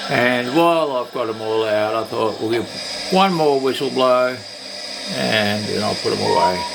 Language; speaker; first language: English; native; English